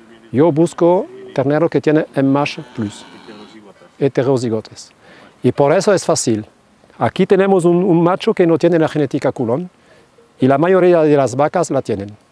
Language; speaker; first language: Spanish; non-native, fluent; French